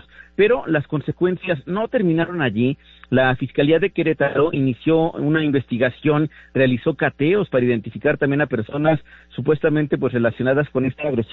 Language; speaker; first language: Spanish; native; Spanish